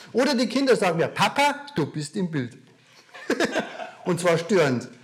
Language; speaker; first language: German; native; German